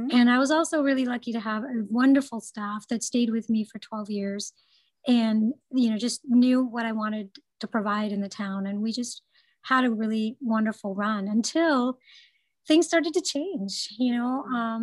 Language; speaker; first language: English; non-native, local second language; Gujarati